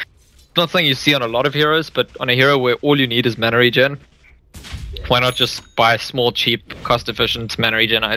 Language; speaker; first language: English; native; English